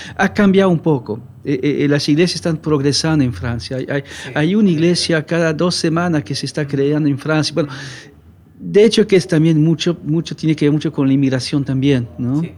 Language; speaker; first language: Spanish; non-native, fluent; French